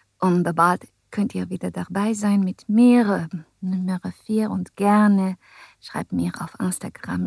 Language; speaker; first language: German; non-native, learner; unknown